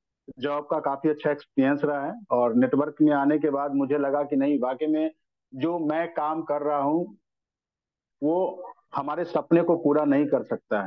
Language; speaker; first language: Hindi; native; Hindi